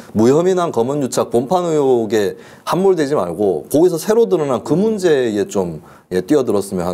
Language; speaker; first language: Korean; native; Korean